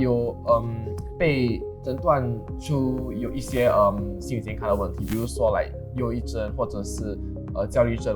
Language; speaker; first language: Chinese; non-native, local second language; English